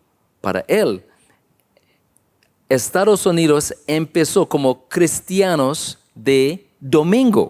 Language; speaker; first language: Spanish; non-native, learner; English